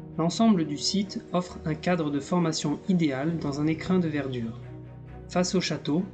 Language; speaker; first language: French; native; French